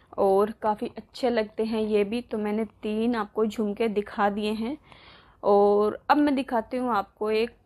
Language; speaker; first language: Hindi; native; Hindi